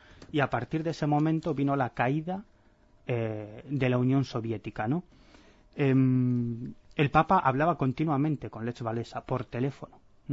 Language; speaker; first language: Spanish; native; Spanish